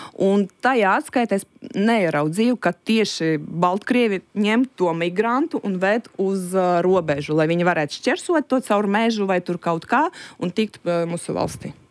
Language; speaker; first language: Latvian; non-native, local second language; Russian